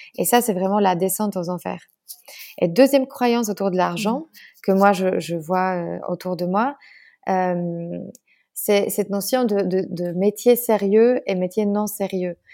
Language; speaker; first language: French; non-native, fluent; Polish